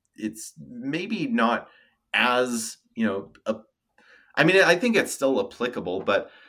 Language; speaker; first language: English; native; English